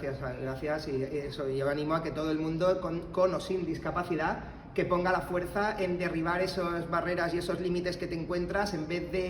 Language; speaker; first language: Spanish; native; Spanish